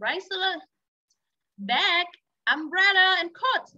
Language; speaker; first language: English; non-native, learner; Vietnamese